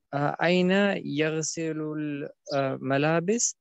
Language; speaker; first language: Arabic; non-native, learner; German